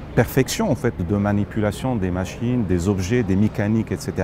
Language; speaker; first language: French; non-native, local second language; Arabic